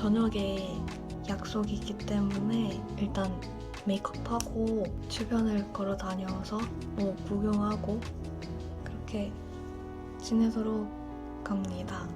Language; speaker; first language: Korean; non-native, fluent; Japanese